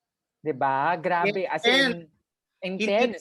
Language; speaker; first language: Filipino; native; Filipino